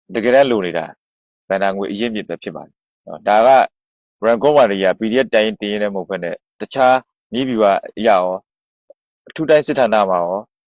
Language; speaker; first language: Burmese; native; Burmese